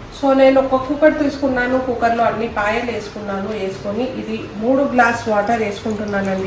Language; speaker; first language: Telugu; non-native, local second language; Urdu